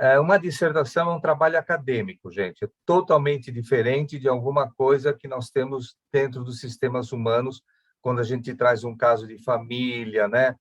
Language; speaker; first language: Portuguese; early bilingual, other home language; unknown